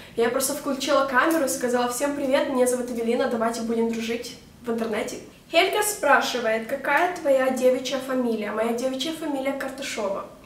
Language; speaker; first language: Russian; native; Russian